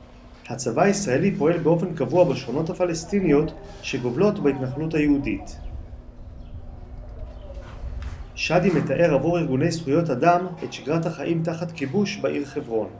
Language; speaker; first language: Hebrew; native; Hebrew